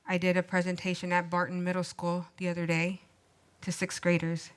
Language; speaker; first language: English; native; English